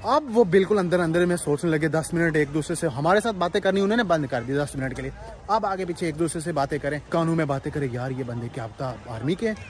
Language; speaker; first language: Hindi; native; Hindi